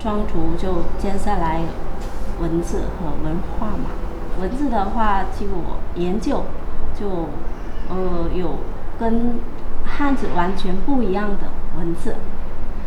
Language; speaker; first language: Chinese; non-native, fluent; Vietnamese